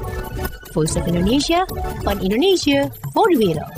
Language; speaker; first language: Dutch; non-native, fluent; Indonesian